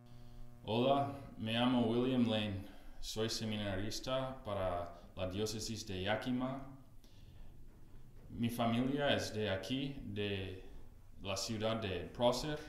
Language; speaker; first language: Spanish; non-native, fluent; English